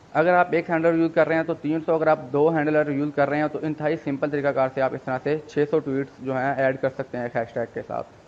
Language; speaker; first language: Urdu; non-native, local second language; Punjabi